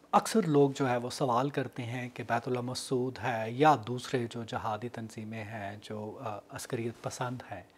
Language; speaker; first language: Urdu; native; Urdu